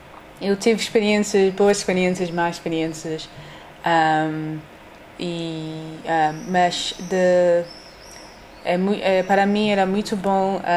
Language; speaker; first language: Portuguese; non-native, learner; English